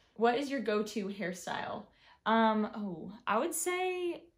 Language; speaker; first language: English; native; English